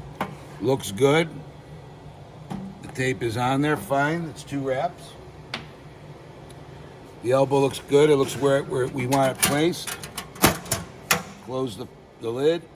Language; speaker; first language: English; native; English